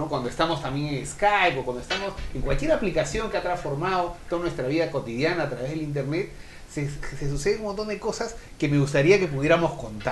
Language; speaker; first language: Spanish; native; Spanish